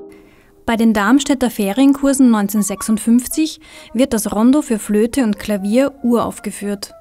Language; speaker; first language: German; native; German